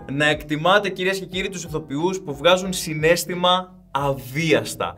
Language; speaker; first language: Greek; native; Greek